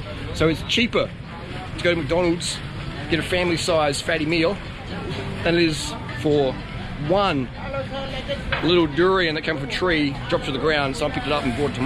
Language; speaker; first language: English; native; English